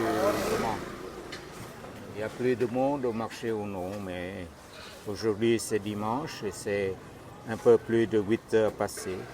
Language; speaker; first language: French; non-native, fluent; Vietnamese